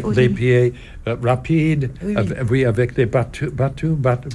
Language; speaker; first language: French; non-native, learner; English